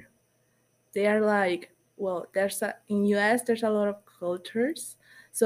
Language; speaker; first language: English; non-native, learner; Spanish